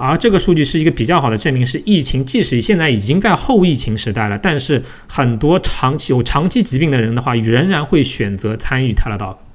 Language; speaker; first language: Chinese; native; Chinese